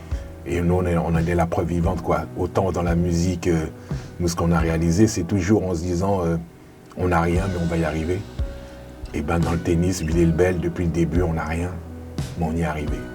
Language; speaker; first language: French; native; French